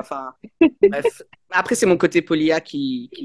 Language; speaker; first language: French; native; French